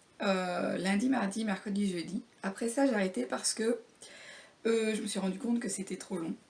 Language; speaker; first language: French; native; French